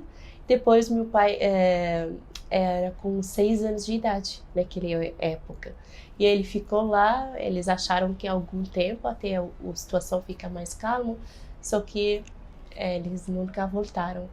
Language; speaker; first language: Portuguese; non-native, fluent; Arabic